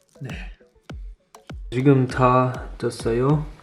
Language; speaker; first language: Korean; non-native, learner; German